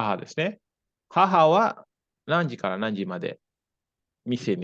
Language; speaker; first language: Japanese; non-native, fluent; Indonesian